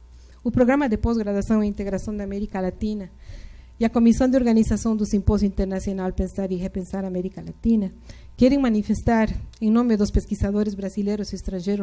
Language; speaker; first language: Portuguese; non-native, fluent; Spanish